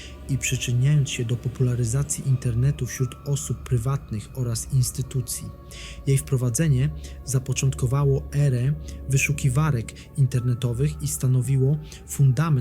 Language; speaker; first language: Polish; native; Polish